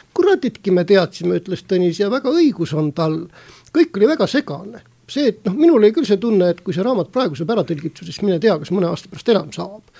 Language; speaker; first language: Estonian; native; Estonian